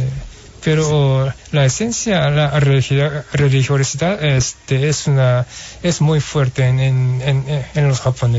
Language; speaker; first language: Spanish; non-native, fluent; Japanese